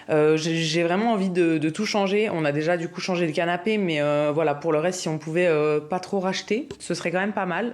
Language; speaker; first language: French; native; French